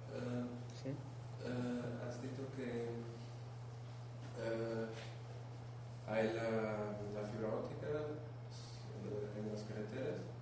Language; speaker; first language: Spanish; non-native, learner; Portuguese